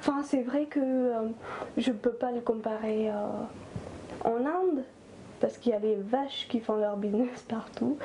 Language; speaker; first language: French; non-native, fluent; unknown